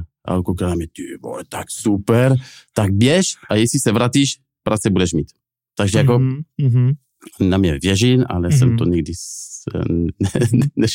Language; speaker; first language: Czech; non-native, fluent; French